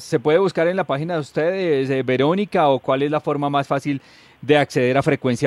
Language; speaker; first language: Spanish; native; Spanish